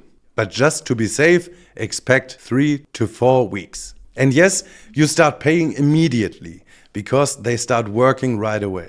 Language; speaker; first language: English; non-native, fluent; German